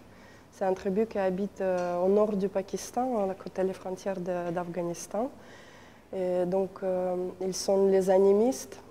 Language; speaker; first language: French; non-native, fluent; Russian